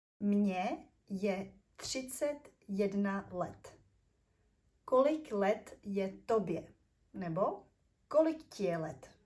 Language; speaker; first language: Czech; native; Czech